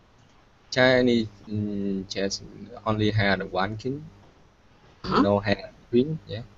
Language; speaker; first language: English; non-native, learner; Vietnamese